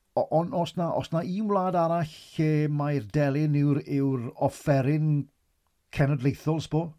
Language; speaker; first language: Welsh; native; Welsh